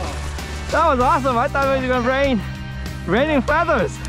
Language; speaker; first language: English; native; English